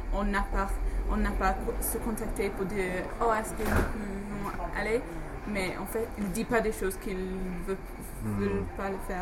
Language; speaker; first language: French; non-native, fluent; English